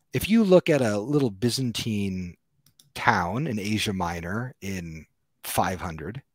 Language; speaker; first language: English; native; English